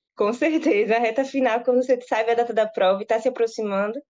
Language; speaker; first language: Portuguese; native; Portuguese